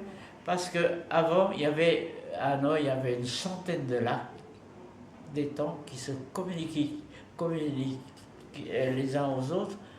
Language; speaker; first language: French; non-native, fluent; Vietnamese